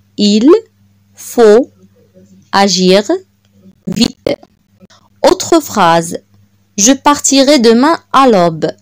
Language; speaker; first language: French; non-native, local second language; Arabic